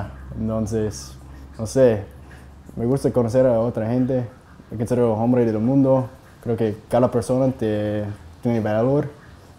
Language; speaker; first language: Spanish; non-native, fluent; English